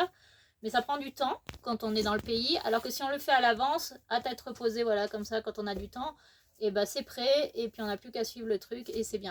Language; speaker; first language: French; native; French